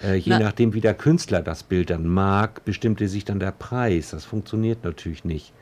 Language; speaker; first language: German; native; German